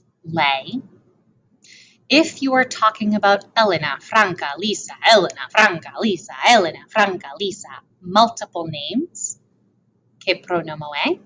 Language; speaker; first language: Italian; non-native, learner; English